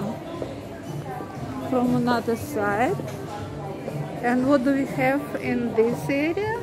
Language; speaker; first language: English; non-native, learner; Russian